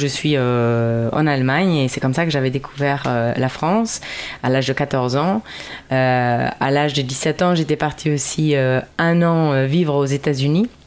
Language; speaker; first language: French; non-native, fluent; German